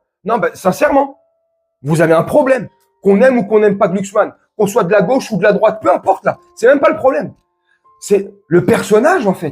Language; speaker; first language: French; native; French